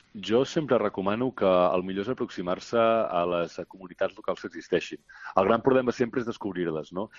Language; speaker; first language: Catalan; native; Catalan